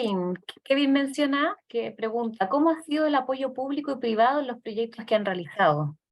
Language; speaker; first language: Spanish; native; Spanish